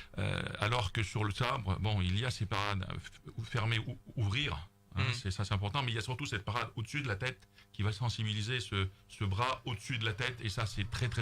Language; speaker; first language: French; native; French